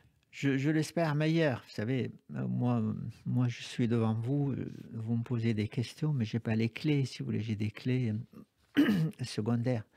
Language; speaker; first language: French; non-native, fluent; Arabic